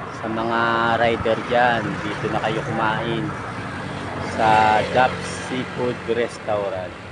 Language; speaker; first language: Filipino; native; Filipino